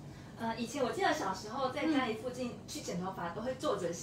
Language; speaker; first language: Chinese; native; Chinese